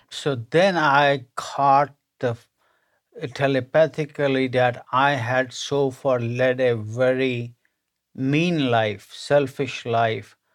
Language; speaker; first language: English; non-native, local second language; Punjabi